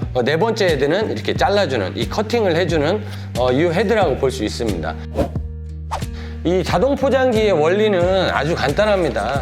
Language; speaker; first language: Korean; native; Korean